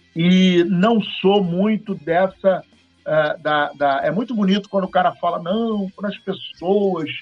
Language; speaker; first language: Portuguese; native; Portuguese